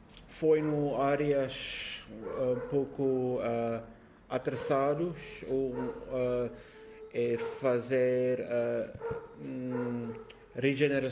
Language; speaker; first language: Portuguese; non-native, learner; English